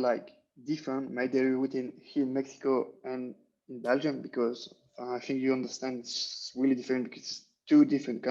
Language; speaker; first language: English; non-native, learner; French